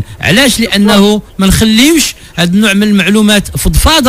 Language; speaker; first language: Arabic; native; Arabic